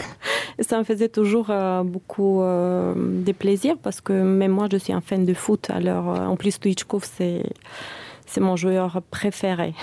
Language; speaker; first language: French; non-native, fluent; Bulgarian